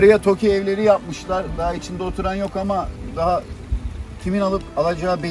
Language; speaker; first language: Turkish; native; Turkish